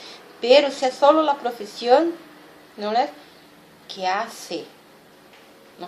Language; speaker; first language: Spanish; non-native, fluent; Portuguese